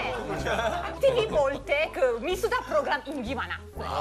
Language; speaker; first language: Korean; non-native, fluent; Italian